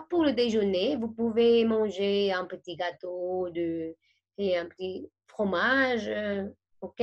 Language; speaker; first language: French; non-native, fluent; Spanish